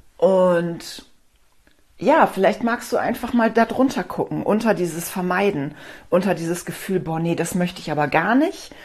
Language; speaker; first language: German; native; German